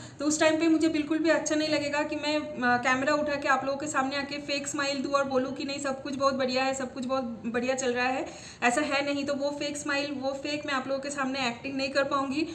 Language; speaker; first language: Hindi; non-native, local second language; Bangla